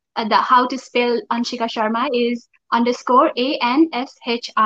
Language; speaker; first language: English; non-native, local second language; Nepali